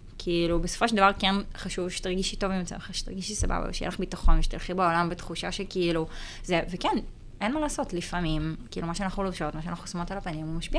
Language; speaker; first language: Hebrew; native; Hebrew